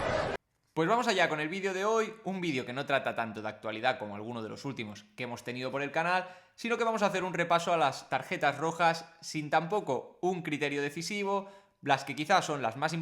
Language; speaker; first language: Spanish; native; Spanish